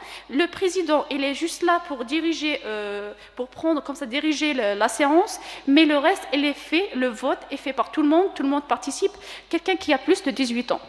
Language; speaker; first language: French; non-native, local second language; Kabyle